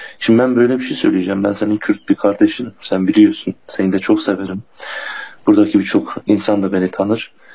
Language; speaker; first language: Turkish; non-native, local second language; Kurdish